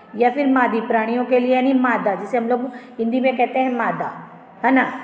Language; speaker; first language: Hindi; non-native, local second language; Marathi